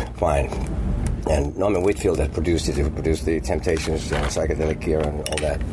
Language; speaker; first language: English; non-native, fluent; Finnish